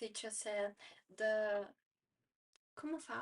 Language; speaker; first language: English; non-native, learner; Portuguese